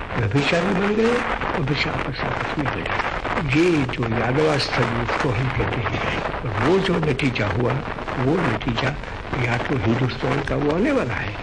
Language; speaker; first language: Hindi; non-native, local second language; Gujarati